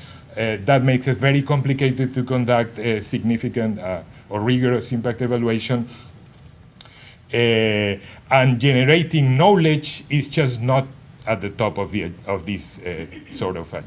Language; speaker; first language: English; non-native, fluent; Spanish